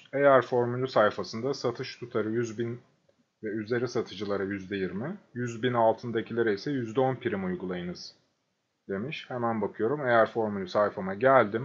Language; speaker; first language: Turkish; native; Turkish